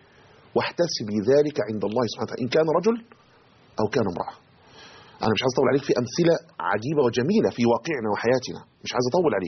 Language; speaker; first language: Arabic; native; Arabic